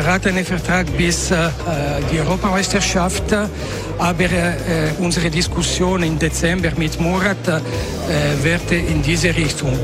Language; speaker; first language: German; non-native, local second language; Italian